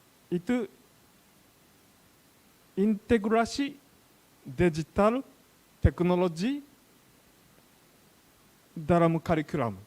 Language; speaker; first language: Indonesian; non-native, learner; Japanese